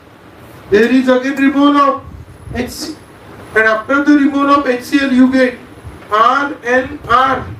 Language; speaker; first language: English; non-native, local second language; Marathi